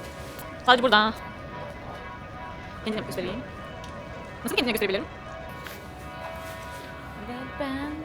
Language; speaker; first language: Turkish; non-native, learner; Russian